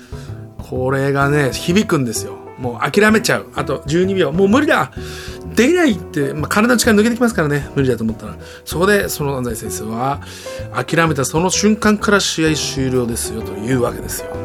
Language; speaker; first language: Japanese; native; Japanese